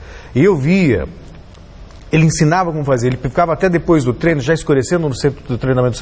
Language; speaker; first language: Portuguese; native; Portuguese